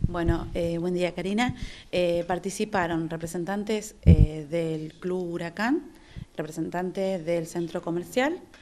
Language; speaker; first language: Spanish; native; Spanish